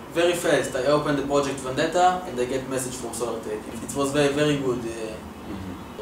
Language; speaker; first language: English; non-native, learner; Hebrew